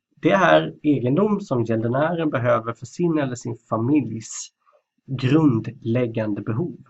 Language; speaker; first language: Swedish; native; Swedish